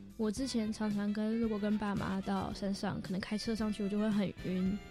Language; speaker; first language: Chinese; non-native, local second language; English